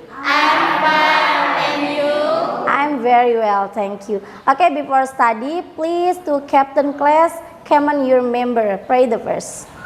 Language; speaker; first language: English; non-native, learner; Indonesian